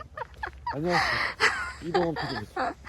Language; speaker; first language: Korean; native; Korean